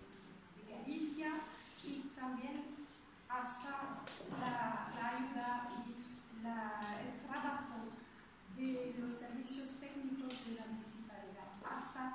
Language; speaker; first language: Spanish; non-native, fluent; French